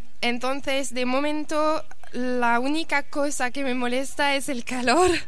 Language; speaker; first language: Spanish; non-native, fluent; French